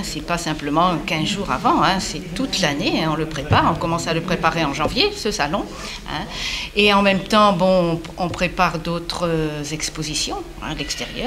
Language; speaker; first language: French; native; French